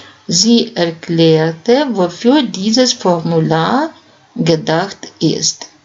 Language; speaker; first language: German; non-native, fluent; Russian